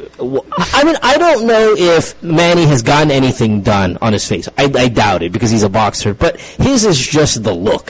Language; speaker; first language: English; non-native, local second language; Filipino